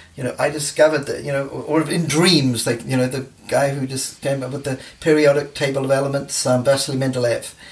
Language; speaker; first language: English; native; English